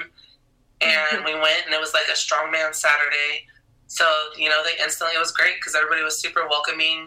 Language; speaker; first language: English; native; English